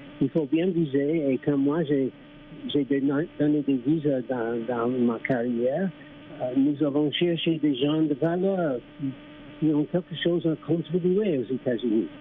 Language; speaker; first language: French; non-native, fluent; English